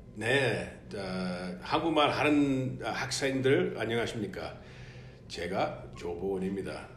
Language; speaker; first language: Korean; non-native, fluent; English